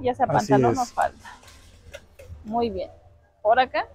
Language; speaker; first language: Spanish; native; Spanish